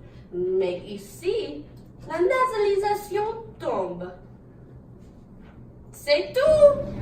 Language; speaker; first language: French; non-native, learner; English